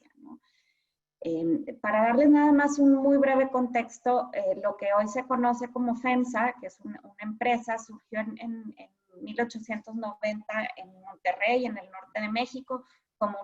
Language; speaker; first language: Spanish; native; Spanish